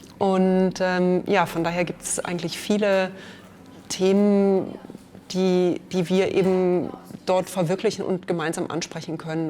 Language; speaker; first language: German; native; German